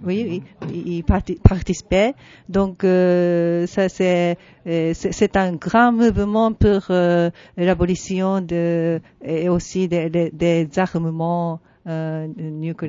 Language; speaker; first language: French; non-native, fluent; Japanese